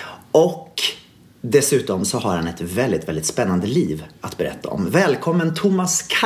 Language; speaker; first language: Swedish; native; Swedish